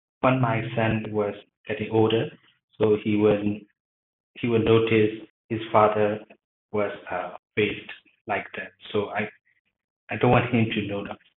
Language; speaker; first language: English; non-native, learner; Burmese